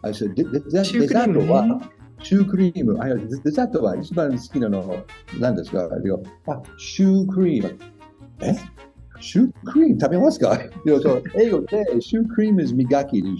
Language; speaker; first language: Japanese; non-native, learner; English